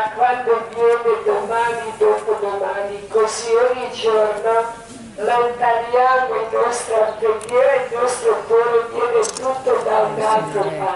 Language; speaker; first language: Italian; non-native, learner; Croatian